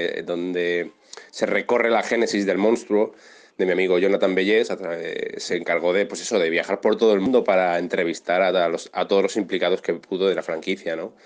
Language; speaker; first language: Spanish; native; Spanish